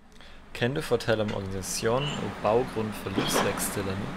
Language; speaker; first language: Danish; non-native, learner; German